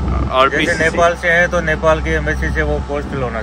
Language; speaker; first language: Hindi; native; Hindi